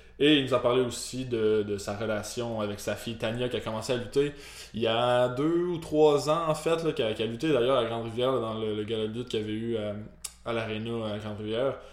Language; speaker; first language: French; native; French